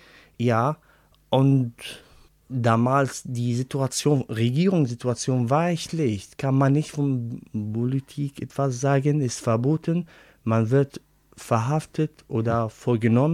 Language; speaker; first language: German; non-native, learner; Arabic